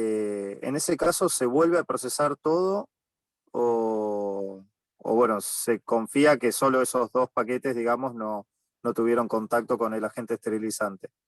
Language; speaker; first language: Spanish; native; Spanish